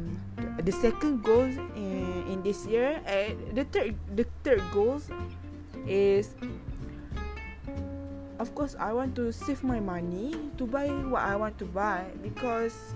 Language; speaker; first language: English; non-native, learner; Malay